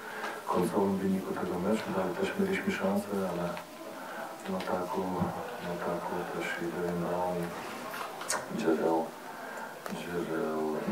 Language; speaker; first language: Polish; non-native, learner; Lithuanian